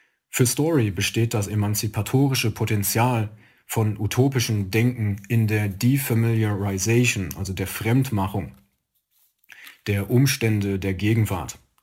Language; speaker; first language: German; native; German